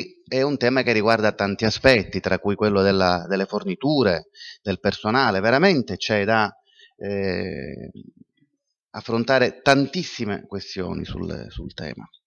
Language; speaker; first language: Italian; native; Italian